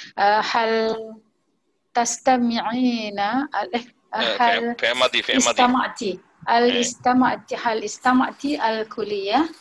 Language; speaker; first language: Arabic; non-native, learner; Malay